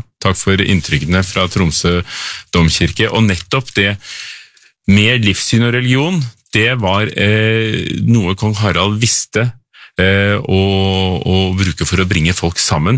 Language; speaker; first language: Norwegian; native; Norwegian